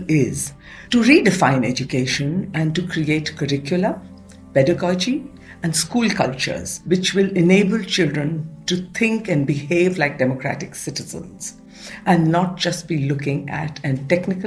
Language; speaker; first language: English; non-native, local second language; Marathi